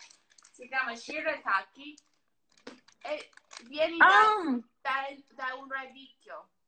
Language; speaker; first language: Italian; non-native, learner; English